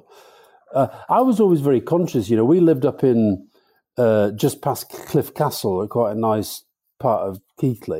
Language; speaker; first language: English; native; English